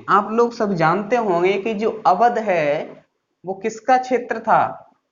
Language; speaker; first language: Hindi; native; Hindi